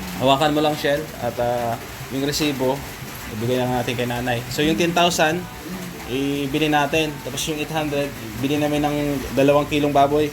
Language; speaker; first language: Filipino; non-native, local second language; Hiligaynon